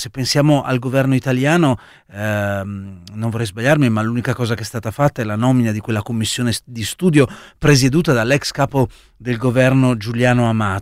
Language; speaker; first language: Italian; native; Italian